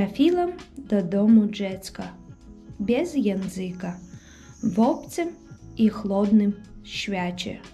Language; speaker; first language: Polish; early bilingual, heritage; Polish